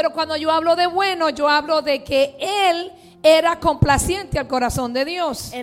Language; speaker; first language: Spanish; early bilingual, heritage; Spanish